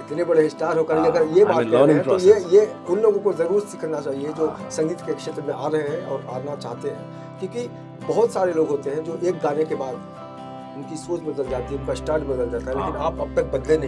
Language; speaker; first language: Hindi; native; Hindi